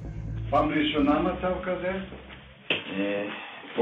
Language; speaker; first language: Hebrew; non-native, fluent; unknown